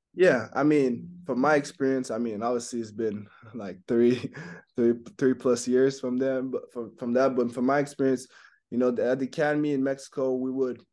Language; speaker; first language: English; non-native, fluent; French